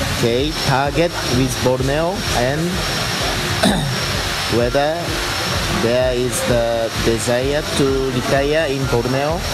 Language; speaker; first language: English; non-native, learner; Japanese